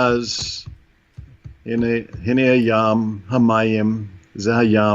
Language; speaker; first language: Hebrew; non-native, fluent; English